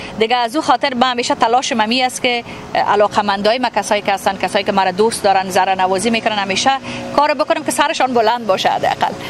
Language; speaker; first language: Persian; native; Persian